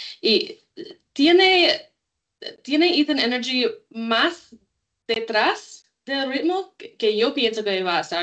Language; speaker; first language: Spanish; non-native, learner; English